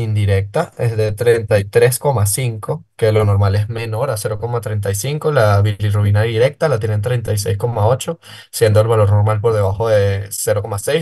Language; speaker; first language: Spanish; native; Spanish